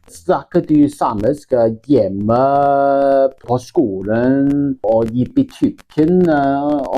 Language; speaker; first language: Norwegian; non-native, learner; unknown